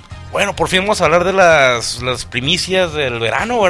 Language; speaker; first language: Spanish; native; Spanish